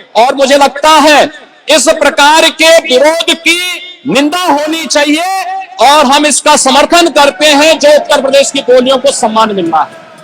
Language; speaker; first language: Hindi; native; Hindi